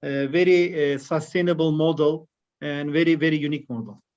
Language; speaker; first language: English; non-native, fluent; Turkish